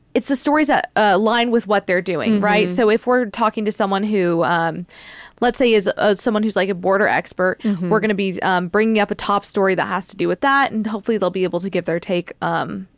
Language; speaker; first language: English; native; English